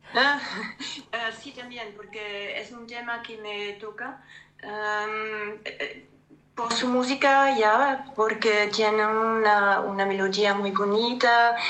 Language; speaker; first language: Spanish; non-native, learner; German